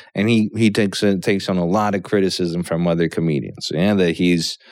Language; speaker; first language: English; early bilingual, other home language; Polish